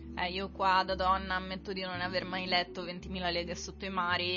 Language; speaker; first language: Italian; native; Italian